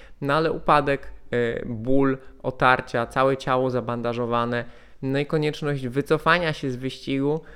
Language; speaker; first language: Polish; native; Polish